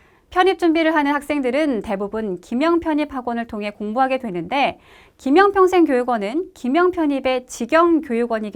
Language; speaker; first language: Korean; native; Korean